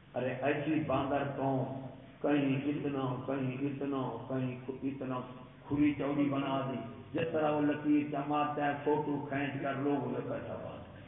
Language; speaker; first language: Urdu; non-native, local second language; Punjabi